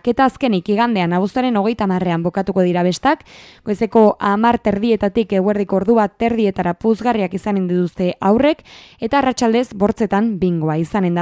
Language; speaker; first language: Basque; native; Basque